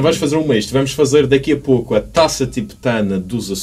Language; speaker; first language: Portuguese; native; Portuguese